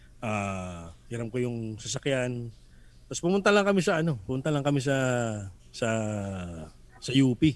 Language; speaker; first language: Filipino; native; Filipino